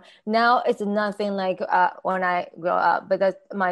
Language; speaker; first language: English; non-native, learner; Japanese